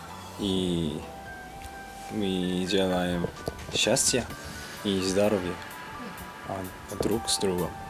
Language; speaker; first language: Russian; non-native, learner; Korean